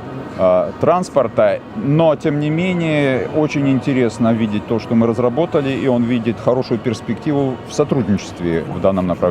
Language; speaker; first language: Russian; native; Russian